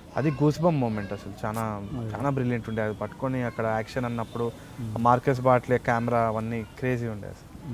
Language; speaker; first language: Telugu; native; Telugu